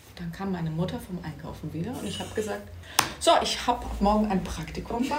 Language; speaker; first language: German; native; German